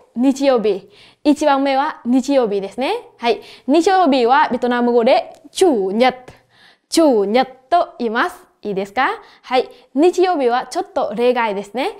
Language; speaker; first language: Japanese; non-native, fluent; Vietnamese